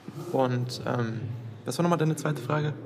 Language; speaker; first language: German; native; German